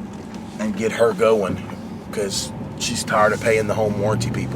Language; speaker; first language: English; native; English